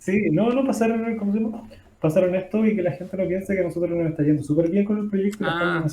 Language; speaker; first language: Spanish; native; Spanish